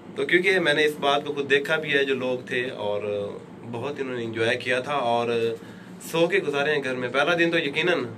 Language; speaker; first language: Urdu; non-native, local second language; Punjabi